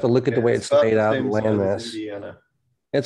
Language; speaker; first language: English; native; English